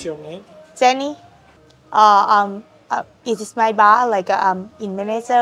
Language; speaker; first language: English; non-native, learner; Thai